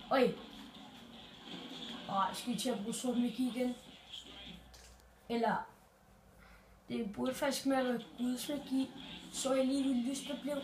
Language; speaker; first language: Danish; native; Danish